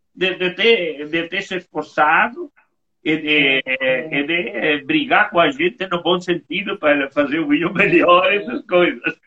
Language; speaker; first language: Portuguese; native; Portuguese